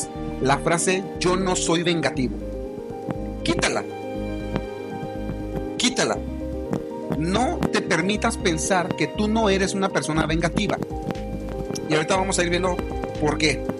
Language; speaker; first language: Spanish; native; Spanish